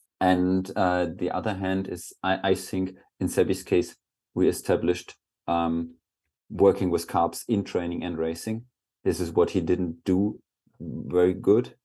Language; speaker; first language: English; non-native, fluent; German